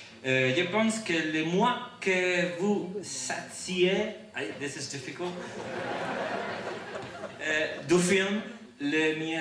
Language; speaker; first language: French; non-native, learner; Spanish